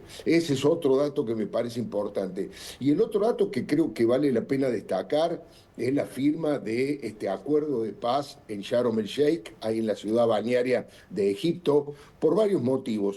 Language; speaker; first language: Spanish; native; Spanish